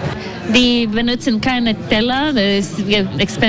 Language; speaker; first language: German; non-native, learner; Latvian